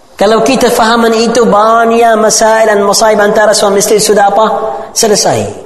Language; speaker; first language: Malay; non-native, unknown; Arabic